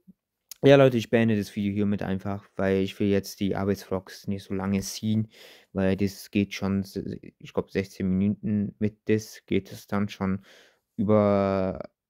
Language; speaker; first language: German; early bilingual, other home language; Turkish